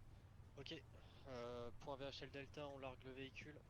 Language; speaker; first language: French; native; French